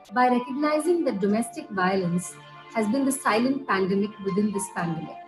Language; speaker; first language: English; non-native, learner; Spanish